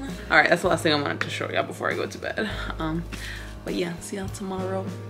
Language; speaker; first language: English; early bilingual, other home language; Spanish